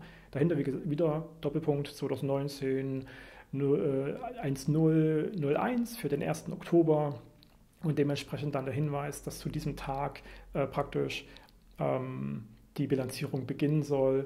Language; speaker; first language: German; native; German